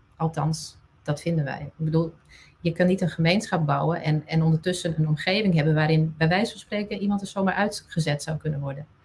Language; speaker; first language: Dutch; non-native, local second language; Western Frisian